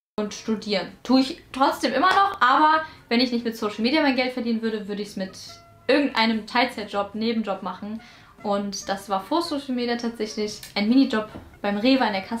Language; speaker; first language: German; native; German